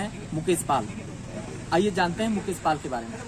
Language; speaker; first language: Hindi; native; Hindi